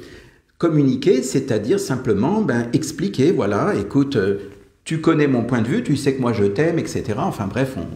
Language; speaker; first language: French; native; French